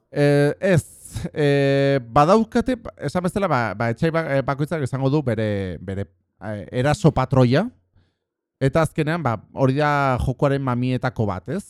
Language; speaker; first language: Basque; non-native, local second language; Spanish